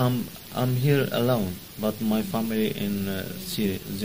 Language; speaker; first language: English; non-native, learner; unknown